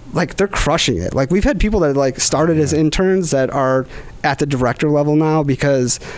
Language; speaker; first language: English; native; English